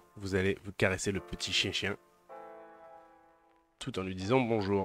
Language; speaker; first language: French; native; French